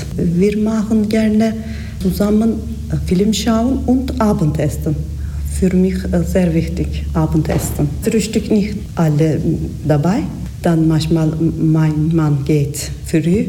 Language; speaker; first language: German; non-native, learner; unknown